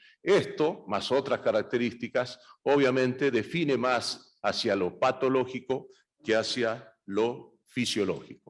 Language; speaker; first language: Spanish; native; Spanish